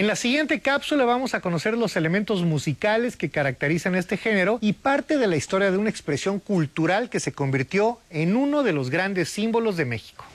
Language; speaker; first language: Spanish; native; Spanish